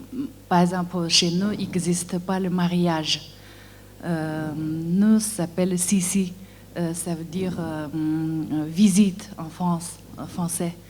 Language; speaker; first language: French; non-native, learner; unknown